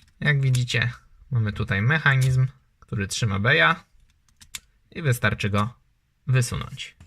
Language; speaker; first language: Polish; native; Polish